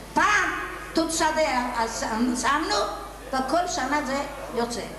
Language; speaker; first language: Hebrew; non-native, learner; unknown